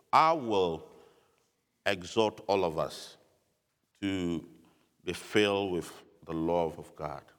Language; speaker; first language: English; non-native, fluent; French